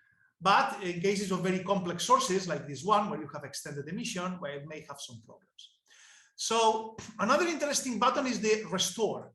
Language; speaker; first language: English; non-native, fluent; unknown